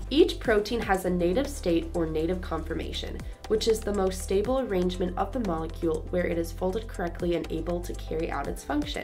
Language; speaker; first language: English; native; English